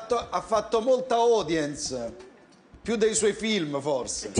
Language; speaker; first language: Italian; native; Italian